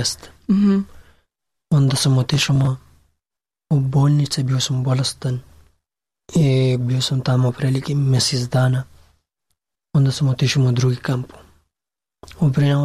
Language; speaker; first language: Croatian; non-native, learner; Pashto